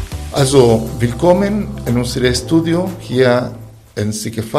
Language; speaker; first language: German; non-native, fluent; Spanish